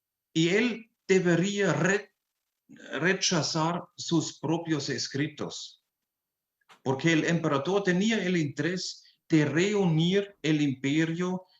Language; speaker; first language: Spanish; non-native, fluent; German